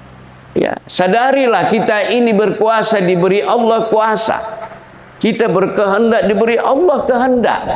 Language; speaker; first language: Indonesian; native; Indonesian